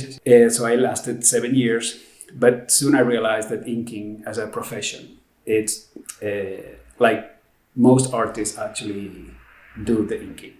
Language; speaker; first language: English; non-native, fluent; Spanish